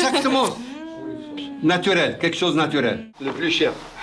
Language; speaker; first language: French; non-native, local second language; Arabic